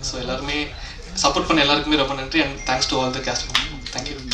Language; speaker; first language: Tamil; native; Tamil